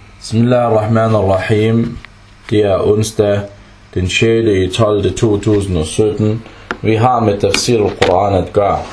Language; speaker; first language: Danish; non-native, fluent; Arabic